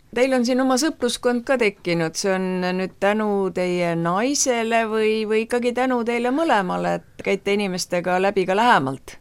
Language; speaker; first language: Estonian; native; Estonian